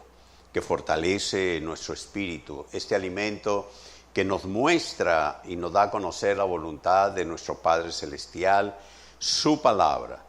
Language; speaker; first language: Spanish; native; Spanish